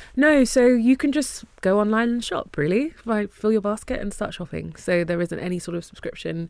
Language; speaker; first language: English; early bilingual, other home language; Yoruba